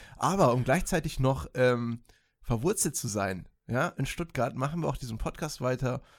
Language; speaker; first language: German; native; German